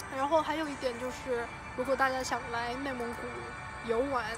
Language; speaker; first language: Chinese; non-native, local second language; Mongolian